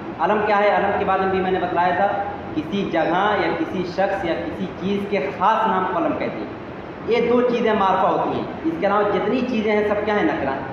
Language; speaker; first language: Urdu; native; Urdu